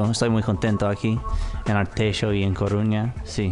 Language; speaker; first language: Spanish; non-native, fluent; English